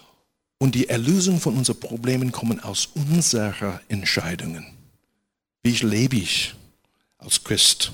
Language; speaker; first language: German; non-native, fluent; English